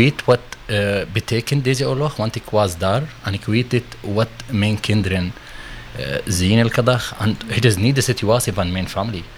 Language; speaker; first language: Dutch; non-native, learner; Arabic